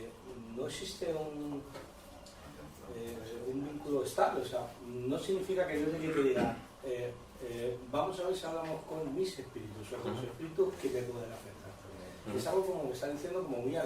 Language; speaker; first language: Spanish; native; Spanish